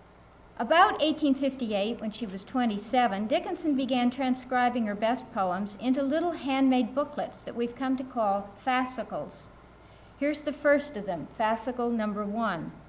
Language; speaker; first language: English; native; English